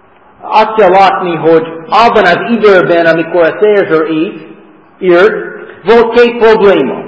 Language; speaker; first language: Hungarian; non-native, fluent; English